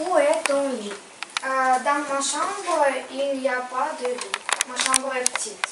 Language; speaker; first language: French; non-native, learner; Ukrainian